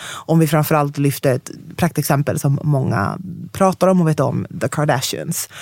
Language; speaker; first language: Swedish; native; Swedish